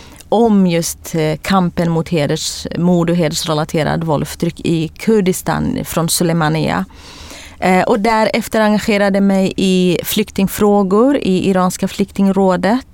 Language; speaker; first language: Swedish; non-native, fluent; Kurdish